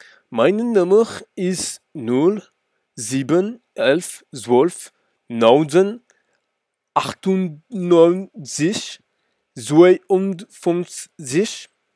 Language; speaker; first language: German; non-native, learner; French